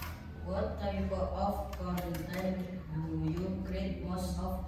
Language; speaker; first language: English; non-native, learner; Indonesian